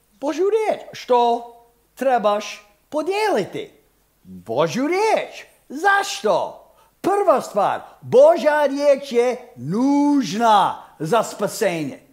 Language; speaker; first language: Croatian; early bilingual, heritage; Croatian